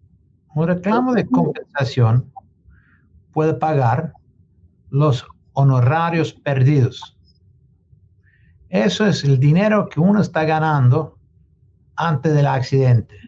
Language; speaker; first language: Spanish; non-native, learner; English